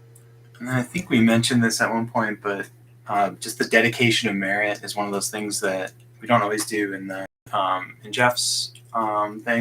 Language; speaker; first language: English; native; English